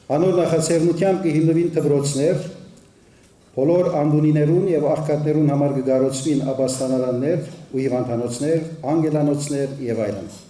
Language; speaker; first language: Armenian; early bilingual, heritage; Armenian